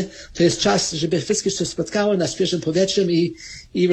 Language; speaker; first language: Polish; early bilingual, heritage; Polish